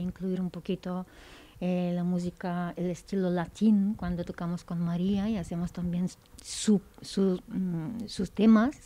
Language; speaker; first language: Spanish; non-native, fluent; Bulgarian